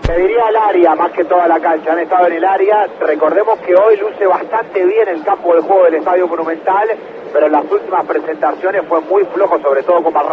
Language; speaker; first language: Spanish; native; Spanish